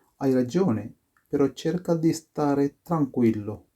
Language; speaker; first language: Italian; non-native, fluent; Sinhala